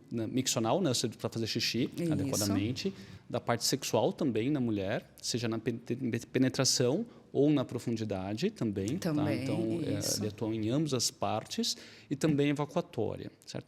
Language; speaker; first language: Portuguese; native; Portuguese